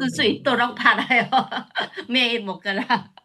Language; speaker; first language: Korean; non-native, learner; Vietnamese